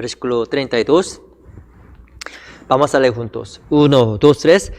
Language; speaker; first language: Spanish; non-native, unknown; Korean